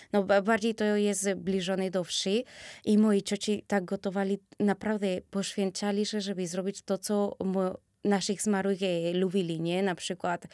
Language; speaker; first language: Polish; early bilingual, other home language; Spanish